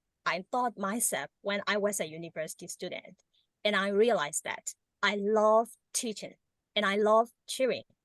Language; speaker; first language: English; non-native, learner; Burmese